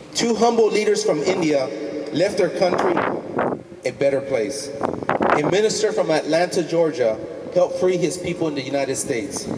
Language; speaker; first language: English; early bilingual, other home language; Spanish